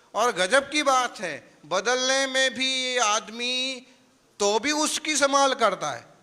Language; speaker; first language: Hindi; non-native, local second language; Gujarati